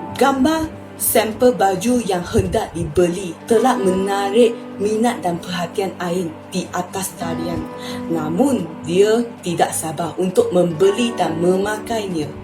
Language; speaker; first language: Malay; non-native, local second language; Chinese